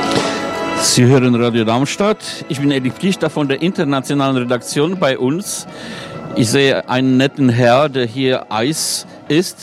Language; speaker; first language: German; non-native, fluent; Polish